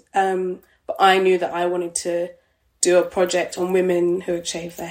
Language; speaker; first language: English; native; English